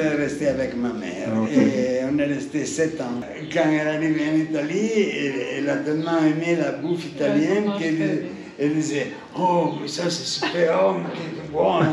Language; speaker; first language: French; non-native, fluent; Italian